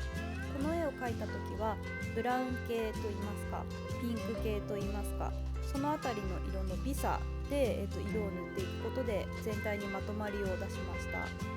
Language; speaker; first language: Japanese; native; Japanese